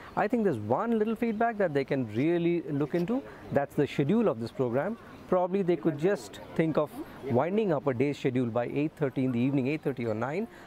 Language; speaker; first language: English; non-native, local second language; Hindi